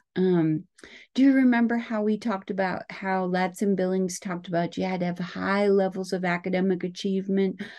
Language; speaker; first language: English; native; English